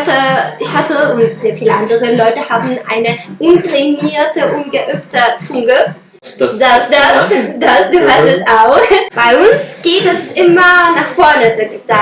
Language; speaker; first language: German; non-native, fluent; Russian